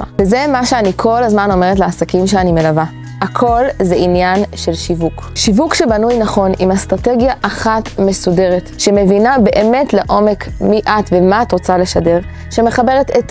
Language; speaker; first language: Hebrew; native; Hebrew